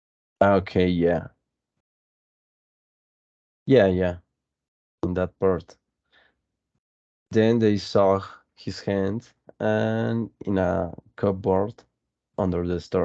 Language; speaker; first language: English; non-native, fluent; Spanish